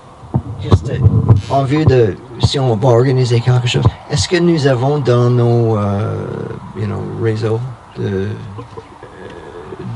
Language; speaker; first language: French; non-native, fluent; English